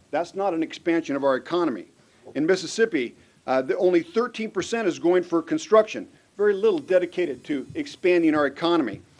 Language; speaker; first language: English; native; English